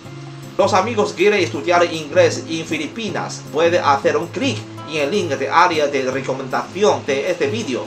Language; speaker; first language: Spanish; non-native, learner; Chinese